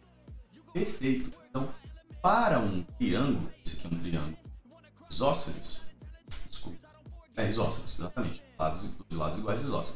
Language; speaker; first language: Portuguese; native; Portuguese